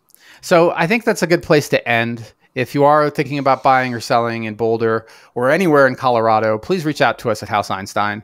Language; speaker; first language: English; native; English